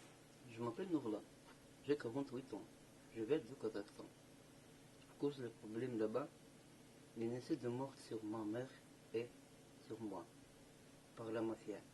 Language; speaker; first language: French; non-native, learner; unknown